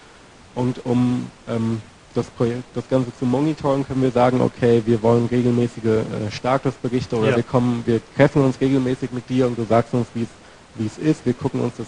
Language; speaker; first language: German; native; German